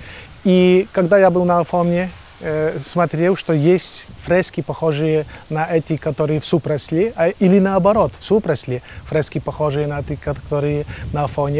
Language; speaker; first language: Russian; non-native, fluent; Polish